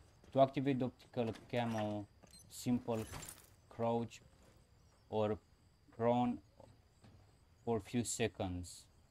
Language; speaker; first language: English; non-native, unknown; Romanian